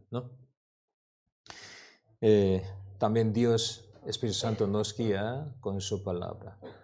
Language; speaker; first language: Spanish; non-native, learner; Korean